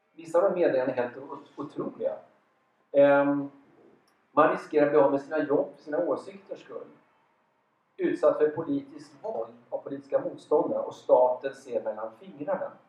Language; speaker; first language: Swedish; native; Swedish